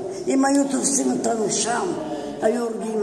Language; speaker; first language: Hebrew; non-native, fluent; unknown